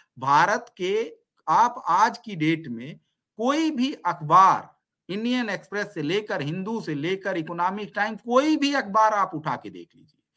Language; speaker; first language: Hindi; native; Hindi